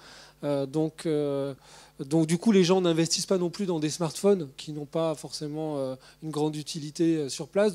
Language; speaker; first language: French; native; French